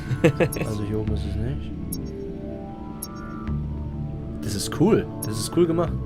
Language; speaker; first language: German; native; German